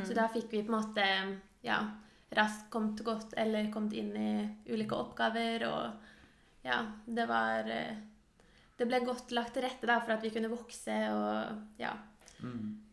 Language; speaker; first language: Norwegian; native; Norwegian